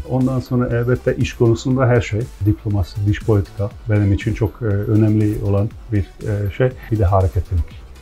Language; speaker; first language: Turkish; non-native, fluent; Hungarian